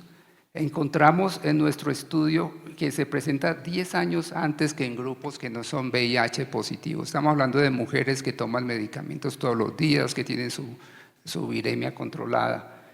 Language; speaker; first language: Spanish; native; Spanish